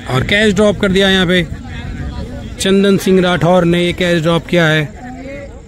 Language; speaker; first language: Hindi; native; Hindi